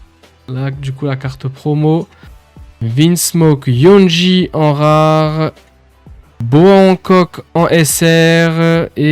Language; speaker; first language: French; native; French